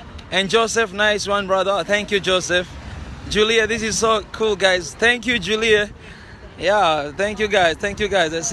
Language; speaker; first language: English; non-native, local second language; Swahili